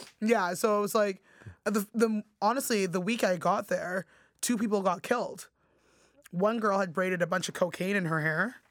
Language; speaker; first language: English; native; English